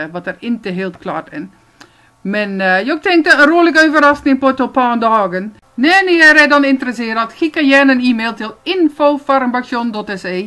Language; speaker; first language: Swedish; non-native, fluent; Dutch